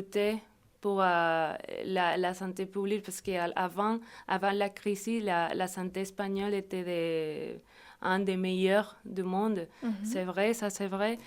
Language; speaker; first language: French; non-native, fluent; Spanish